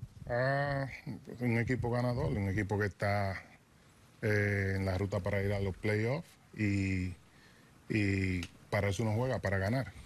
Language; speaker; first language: Spanish; native; Spanish